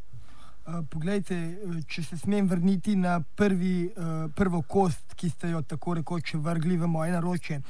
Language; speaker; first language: Slovenian; native; Slovenian